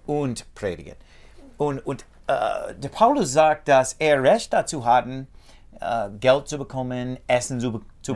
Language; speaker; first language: German; non-native, learner; English